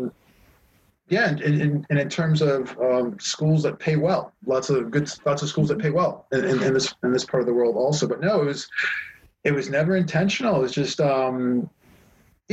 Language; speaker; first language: English; native; English